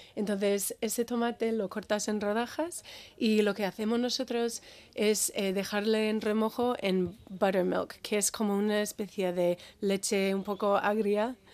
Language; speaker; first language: Spanish; non-native, fluent; English